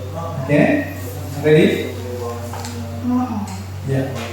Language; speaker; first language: English; non-native, fluent; Indonesian